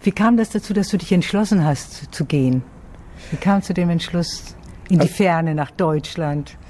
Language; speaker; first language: German; native; German